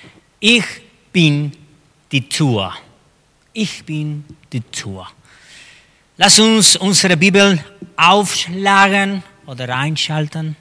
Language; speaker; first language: German; non-native, fluent; Spanish